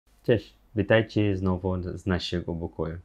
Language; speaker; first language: Polish; non-native, learner; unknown